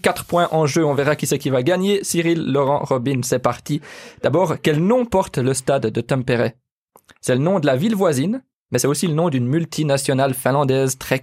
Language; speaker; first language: French; native; French